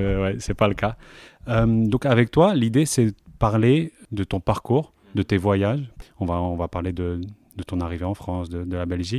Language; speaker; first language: French; native; French